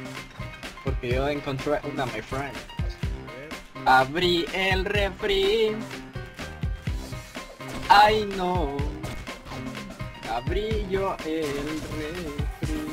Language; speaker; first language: Spanish; native; Spanish